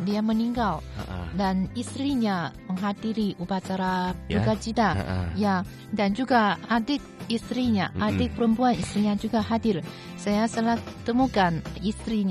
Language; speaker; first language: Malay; non-native, fluent; Chinese